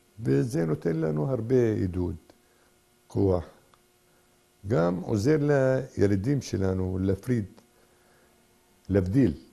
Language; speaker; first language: Hebrew; non-native, local second language; Arabic